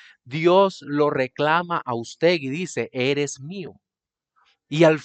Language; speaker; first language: Spanish; native; Spanish